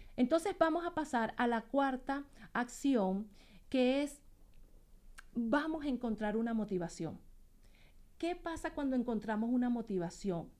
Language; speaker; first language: Spanish; native; Spanish